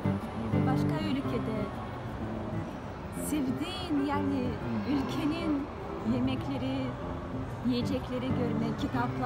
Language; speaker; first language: Turkish; non-native, learner; Russian